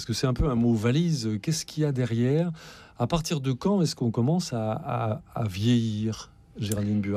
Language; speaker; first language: French; native; French